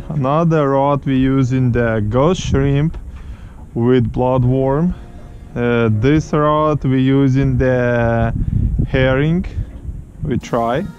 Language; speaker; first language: English; non-native, learner; Ukrainian